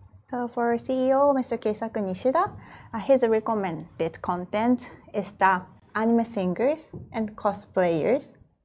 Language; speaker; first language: English; non-native, fluent; Japanese